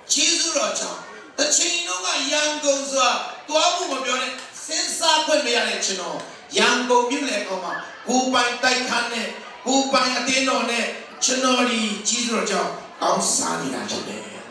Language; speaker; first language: Burmese; non-native, local second language; Tedim Chin